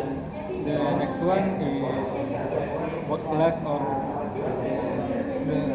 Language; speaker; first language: English; non-native, learner; Indonesian